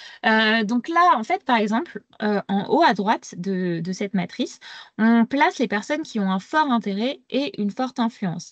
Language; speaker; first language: French; native; French